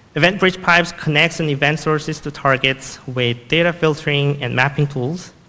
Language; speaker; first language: English; non-native, fluent; Korean